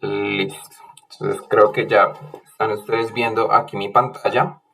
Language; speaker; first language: Spanish; native; Spanish